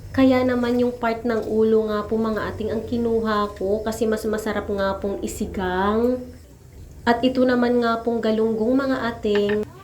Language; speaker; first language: Filipino; non-native, local second language; Masbatenyo